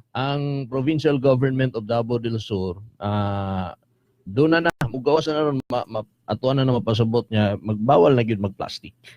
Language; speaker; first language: Cebuano; native; Cebuano